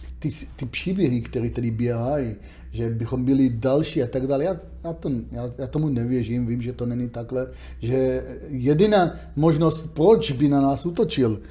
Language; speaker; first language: Czech; non-native, learner; Hebrew